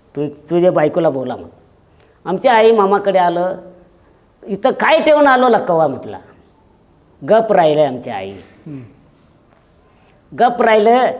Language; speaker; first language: Marathi; native; Marathi